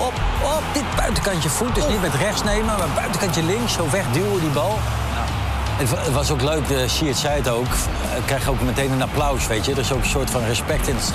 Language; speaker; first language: Dutch; native; Dutch